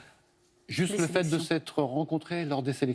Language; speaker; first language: French; native; French